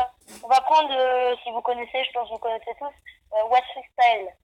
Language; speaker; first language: French; native; French